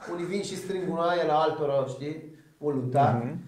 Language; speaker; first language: Romanian; early bilingual, other home language; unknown